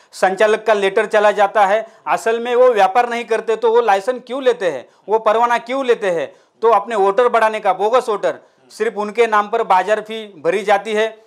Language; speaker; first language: Hindi; non-native, local second language; Marathi